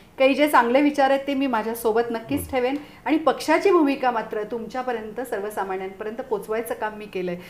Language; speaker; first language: Marathi; native; Marathi